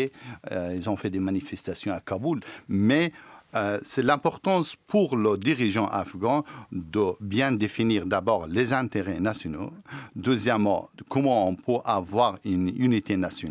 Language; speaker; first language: French; non-native, fluent; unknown